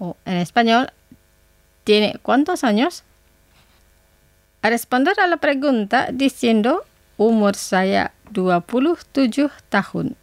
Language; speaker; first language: Spanish; non-native, fluent; Indonesian